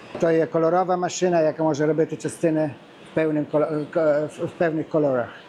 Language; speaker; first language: Ukrainian; early bilingual, heritage; Ukrainian